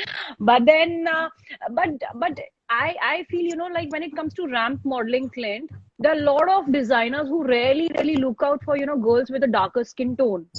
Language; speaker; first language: English; non-native, local second language; Hindi